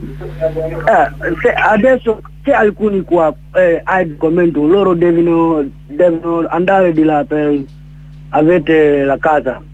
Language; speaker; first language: Italian; non-native, learner; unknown